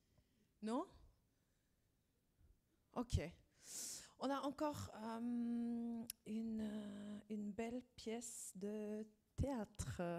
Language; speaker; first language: French; non-native, fluent; German